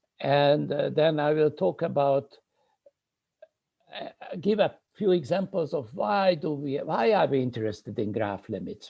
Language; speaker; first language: English; non-native, fluent; Hungarian